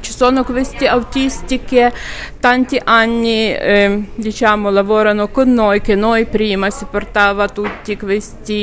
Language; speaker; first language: Italian; non-native, learner; Ukrainian